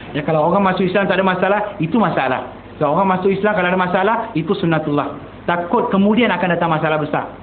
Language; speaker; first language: Malay; non-native, local second language; Tamil